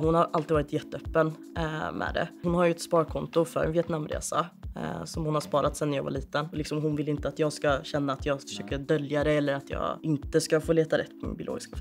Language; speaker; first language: Swedish; native; Swedish